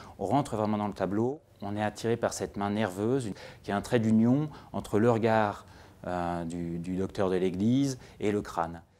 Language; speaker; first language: French; native; French